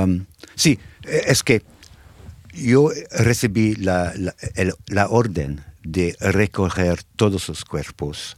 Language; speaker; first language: Spanish; non-native, fluent; English